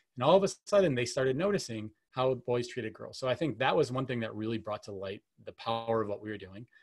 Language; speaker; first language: English; native; English